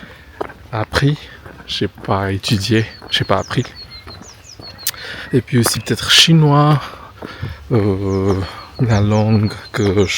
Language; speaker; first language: French; non-native, fluent; Indonesian